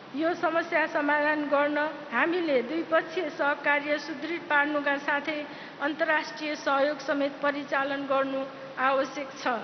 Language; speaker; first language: Nepali; native; Nepali